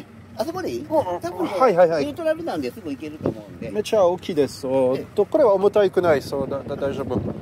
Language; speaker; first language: Japanese; non-native, learner; French